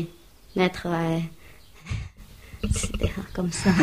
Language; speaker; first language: French; non-native, fluent; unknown